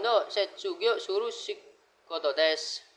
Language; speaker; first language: Japanese; non-native, learner; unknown